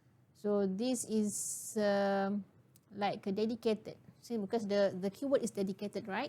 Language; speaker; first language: English; non-native, local second language; Malay